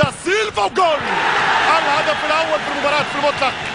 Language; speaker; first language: Arabic; native; Arabic